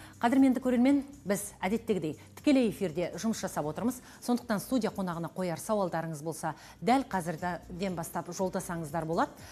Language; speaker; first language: Kazakh; native; Kazakh